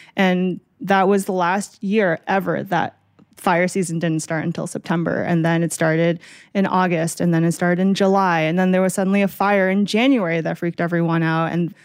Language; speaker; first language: English; native; English